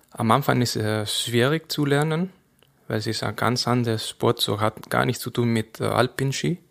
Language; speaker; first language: German; non-native, fluent; Spanish